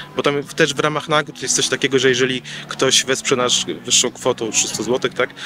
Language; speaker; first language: Polish; native; Polish